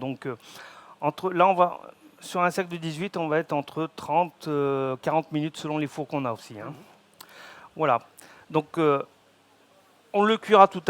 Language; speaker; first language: French; native; French